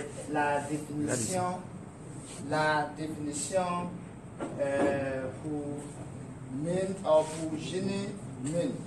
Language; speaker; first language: French; non-native, learner; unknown